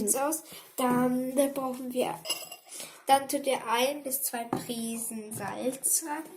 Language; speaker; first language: German; native; German